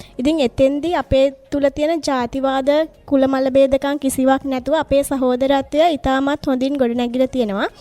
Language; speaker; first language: Sinhala; native; Sinhala